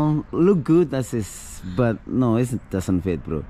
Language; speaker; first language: English; non-native, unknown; Indonesian